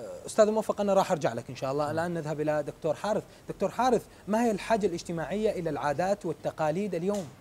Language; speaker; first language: Arabic; native; Arabic